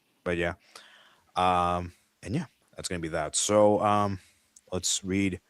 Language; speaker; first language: English; native; English